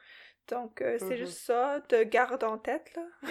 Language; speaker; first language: French; non-native, local second language; English